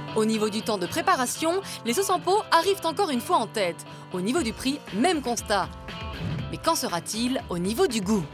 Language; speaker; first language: French; native; French